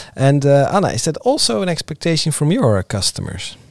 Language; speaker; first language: English; non-native, fluent; Dutch